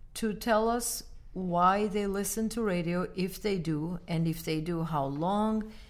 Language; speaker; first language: English; non-native, fluent; Armenian